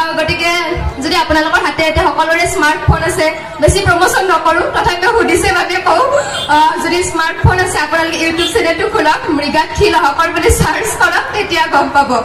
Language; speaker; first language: Assamese; native; Assamese